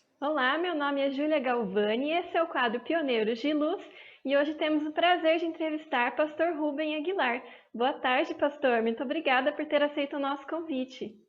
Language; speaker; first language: Portuguese; native; Portuguese